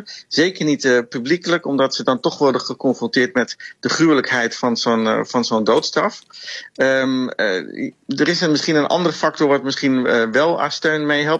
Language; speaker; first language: Dutch; native; Dutch